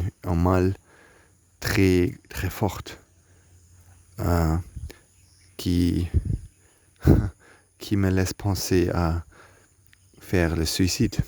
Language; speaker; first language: French; non-native, learner; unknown